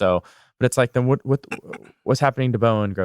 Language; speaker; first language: English; native; English